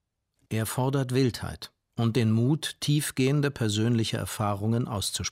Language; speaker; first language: German; native; German